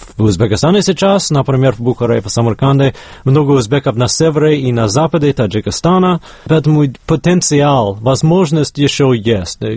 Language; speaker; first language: Russian; non-native, fluent; English